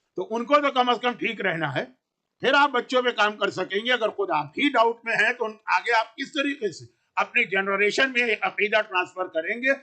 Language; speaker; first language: Urdu; native; Urdu